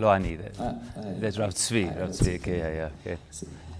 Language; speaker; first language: Hebrew; non-native, fluent; English